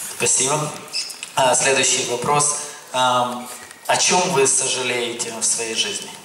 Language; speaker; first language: Russian; native; Russian